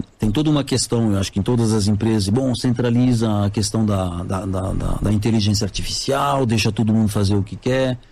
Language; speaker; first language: Portuguese; non-native, fluent; French